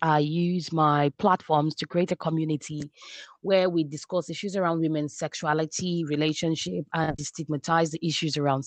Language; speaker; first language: English; non-native, local second language; Igbo